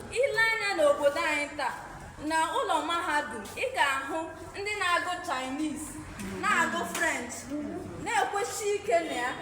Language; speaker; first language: Igbo; native; Igbo